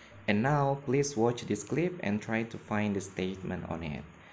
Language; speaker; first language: English; non-native, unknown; Indonesian